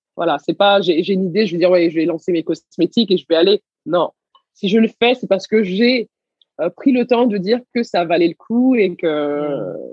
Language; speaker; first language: French; early bilingual, other home language; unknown